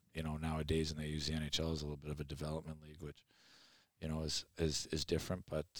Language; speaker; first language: English; native; English